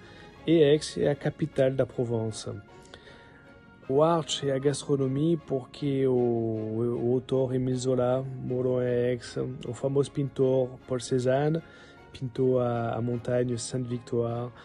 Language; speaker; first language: French; non-native, learner; Portuguese